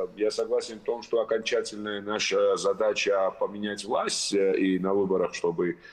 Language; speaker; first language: Russian; non-native, local second language; Georgian